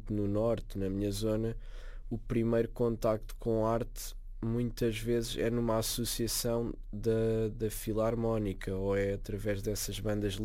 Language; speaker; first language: Portuguese; native; Portuguese